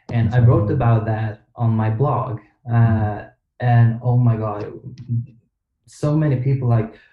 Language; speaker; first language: English; non-native, fluent; Swedish